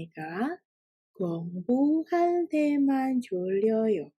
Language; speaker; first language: Korean; non-native, fluent; Indonesian